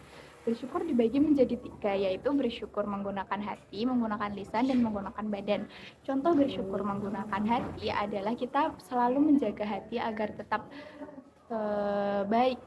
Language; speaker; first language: Indonesian; native; Indonesian